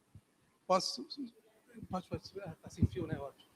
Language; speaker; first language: Portuguese; native; Portuguese